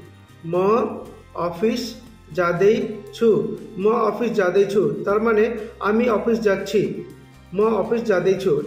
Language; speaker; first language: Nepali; non-native, learner; Bangla